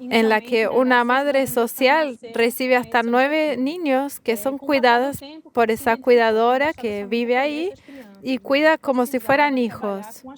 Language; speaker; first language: Spanish; non-native, fluent; Portuguese